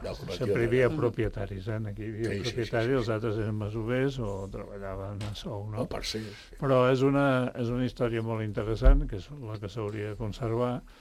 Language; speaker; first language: Catalan; native; Catalan